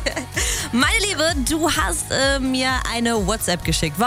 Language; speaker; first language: German; native; German